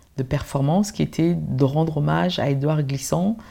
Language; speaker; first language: French; early bilingual, other home language; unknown